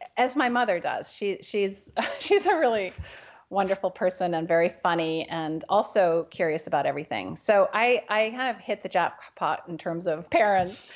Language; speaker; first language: English; native; English